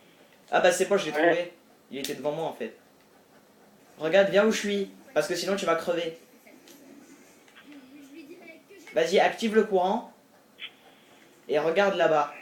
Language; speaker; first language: French; native; French